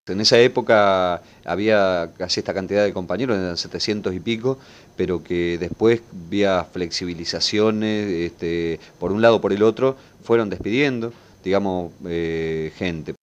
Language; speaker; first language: Spanish; native; Spanish